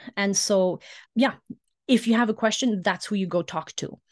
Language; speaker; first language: English; early bilingual, heritage; Icelandic